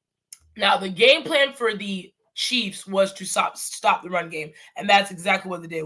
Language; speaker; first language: English; native; English